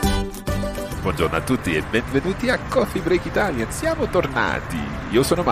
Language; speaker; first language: Italian; non-native, fluent; English